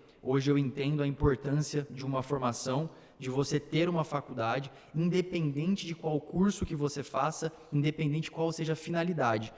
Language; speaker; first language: Portuguese; early bilingual, other home language; Slovak